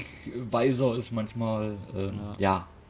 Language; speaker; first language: German; native; German